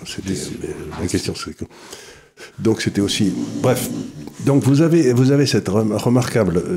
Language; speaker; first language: French; native; French